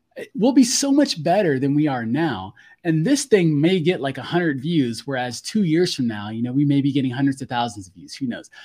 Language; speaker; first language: English; native; English